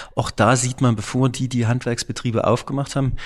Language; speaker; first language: German; native; German